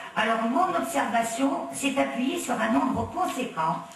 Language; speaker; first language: French; non-native, local second language; Arabic